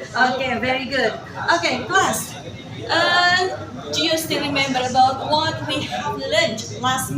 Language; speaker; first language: English; non-native, fluent; Indonesian